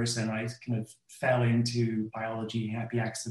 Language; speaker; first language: English; native; English